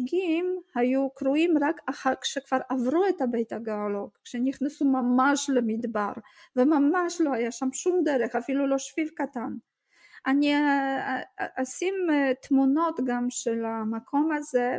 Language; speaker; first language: Hebrew; non-native, fluent; Russian